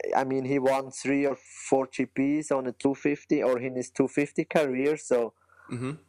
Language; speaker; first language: English; non-native, fluent; Swiss German